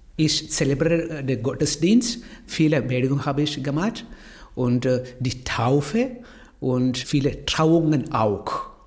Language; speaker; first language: German; non-native, learner; Malayalam